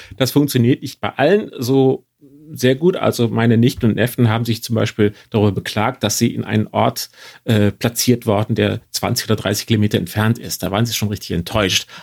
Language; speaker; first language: German; native; German